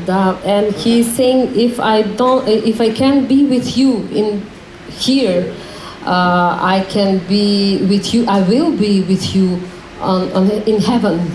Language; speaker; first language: English; non-native, learner; Macedonian